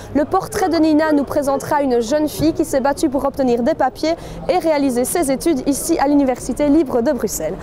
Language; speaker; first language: French; native; French